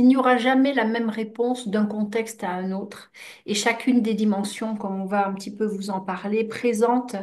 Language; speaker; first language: French; native; French